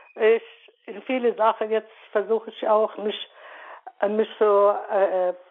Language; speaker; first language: German; non-native, learner; Arabic